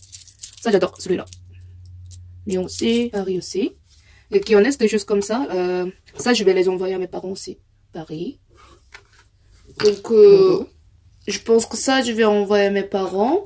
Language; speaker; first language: French; non-native, fluent; Korean